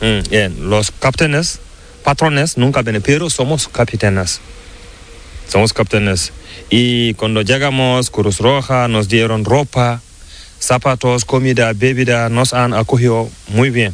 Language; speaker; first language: Spanish; non-native, learner; Fula